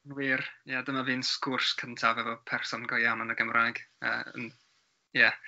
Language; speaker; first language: Welsh; non-native, learner; English